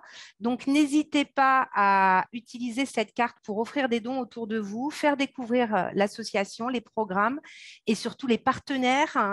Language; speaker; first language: French; native; French